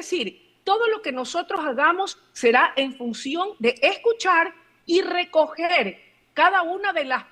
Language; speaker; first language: Spanish; native; Spanish